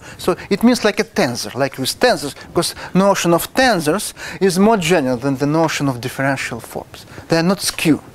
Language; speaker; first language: English; non-native, fluent; Russian